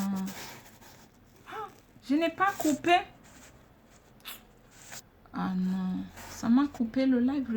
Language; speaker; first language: French; non-native, learner; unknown